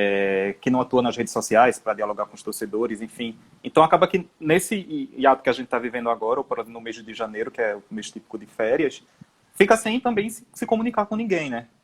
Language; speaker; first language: Portuguese; native; Portuguese